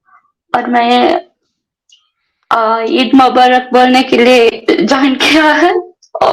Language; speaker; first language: Hindi; non-native, local second language; Kannada